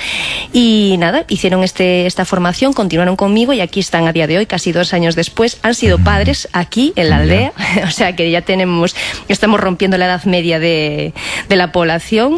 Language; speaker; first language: Spanish; native; Spanish